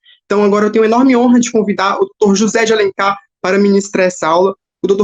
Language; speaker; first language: Portuguese; native; Portuguese